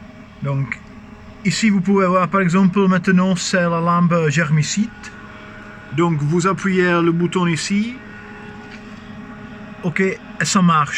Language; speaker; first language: French; non-native, fluent; Czech